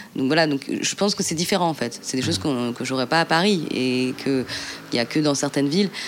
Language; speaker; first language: French; native; French